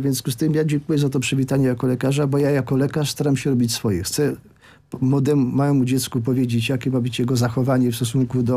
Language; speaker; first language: Polish; native; Polish